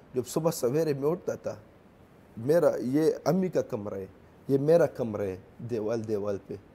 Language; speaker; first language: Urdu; non-native, local second language; Pashto